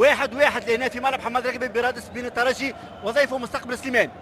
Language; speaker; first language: Arabic; native; Arabic